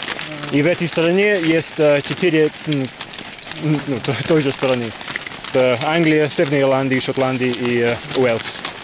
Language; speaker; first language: Russian; non-native, fluent; English